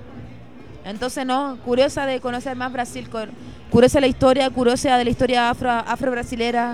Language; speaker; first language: Spanish; early bilingual, heritage; Spanish